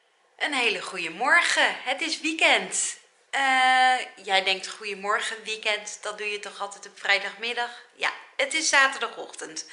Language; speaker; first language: Dutch; native; Dutch